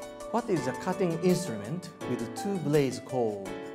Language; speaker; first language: English; non-native, fluent; Japanese